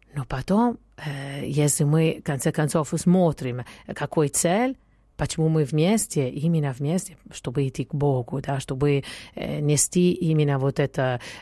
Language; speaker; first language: Russian; non-native, fluent; Italian